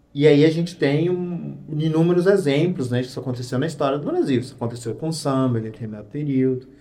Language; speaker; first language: Portuguese; native; Portuguese